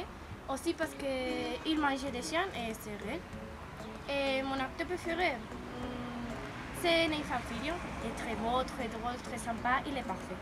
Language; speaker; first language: French; non-native, learner; Spanish